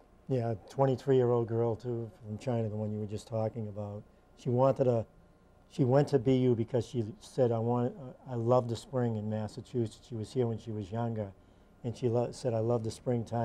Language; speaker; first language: English; native; English